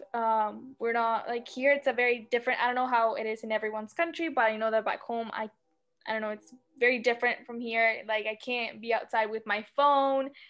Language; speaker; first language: English; non-native, fluent; Spanish